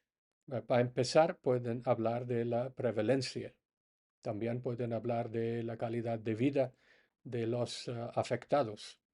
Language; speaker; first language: Spanish; non-native, fluent; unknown